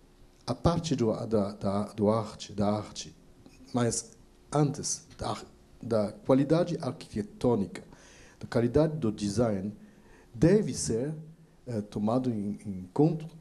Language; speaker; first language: Portuguese; non-native, fluent; French